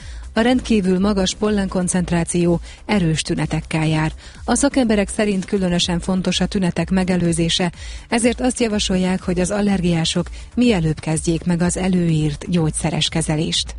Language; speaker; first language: Hungarian; native; Hungarian